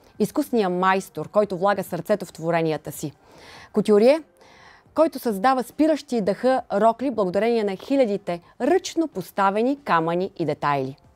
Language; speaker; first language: Bulgarian; native; Bulgarian